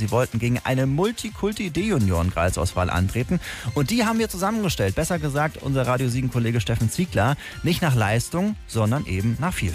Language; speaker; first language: German; native; German